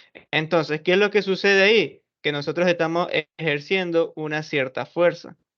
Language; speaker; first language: Spanish; native; Spanish